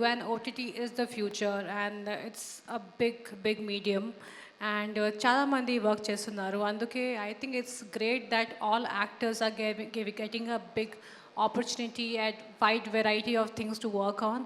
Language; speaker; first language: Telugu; non-native, fluent; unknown